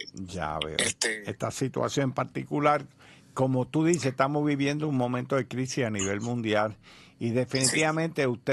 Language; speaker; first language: Spanish; native; Spanish